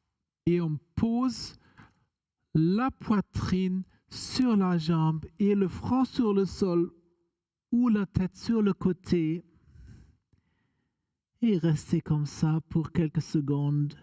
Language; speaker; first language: French; non-native, fluent; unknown